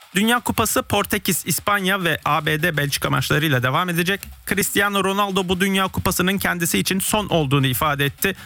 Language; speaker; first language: Turkish; early bilingual, heritage; Turkish